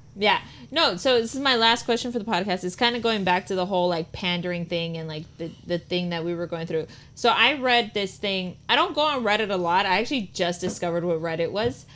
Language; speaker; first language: English; non-native, fluent; Spanish